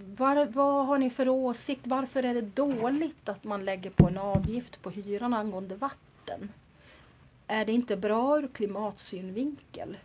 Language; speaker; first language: Swedish; native; Swedish